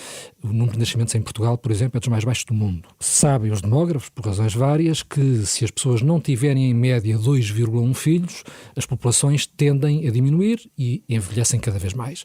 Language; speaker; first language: Portuguese; native; Portuguese